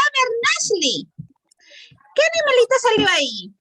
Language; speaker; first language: Spanish; native; Spanish